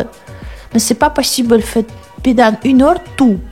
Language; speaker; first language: French; non-native, learner; Russian